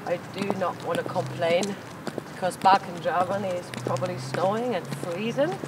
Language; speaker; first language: English; non-native, fluent; German